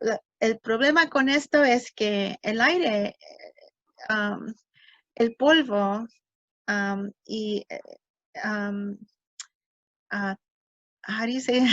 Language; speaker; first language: Spanish; early bilingual, heritage; English